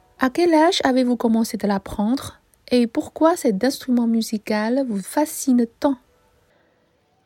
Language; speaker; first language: French; non-native, fluent; Chinese